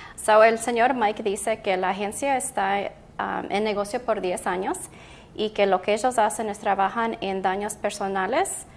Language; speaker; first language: Spanish; early bilingual, heritage; Spanish